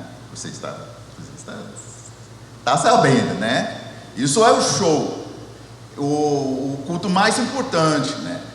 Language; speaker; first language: Portuguese; non-native, fluent; English